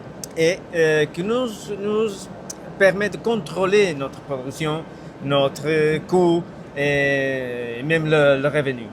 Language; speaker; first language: French; non-native, fluent; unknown